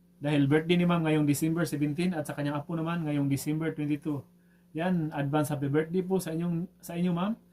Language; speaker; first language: Filipino; non-native, local second language; Cebuano